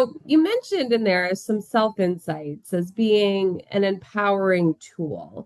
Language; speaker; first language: English; native; English